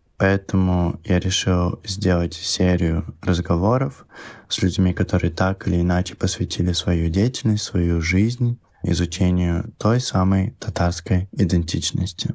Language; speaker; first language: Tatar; early bilingual, heritage; Russian